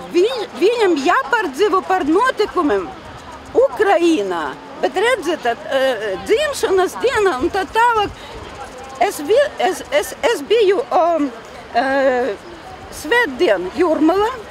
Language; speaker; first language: Latvian; non-native, fluent; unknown